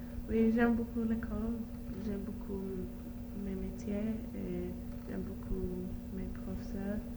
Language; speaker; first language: French; non-native, learner; Arabic